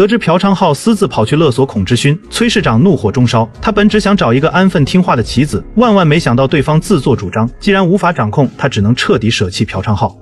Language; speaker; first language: Chinese; native; Chinese